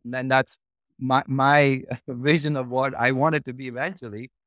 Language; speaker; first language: English; non-native, local second language; Hindi